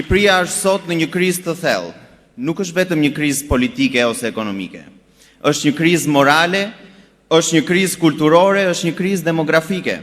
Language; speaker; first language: Albanian; native; Albanian